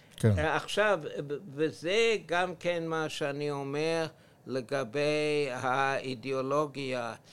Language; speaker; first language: Hebrew; non-native, fluent; English